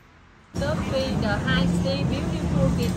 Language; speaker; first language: English; non-native, learner; Vietnamese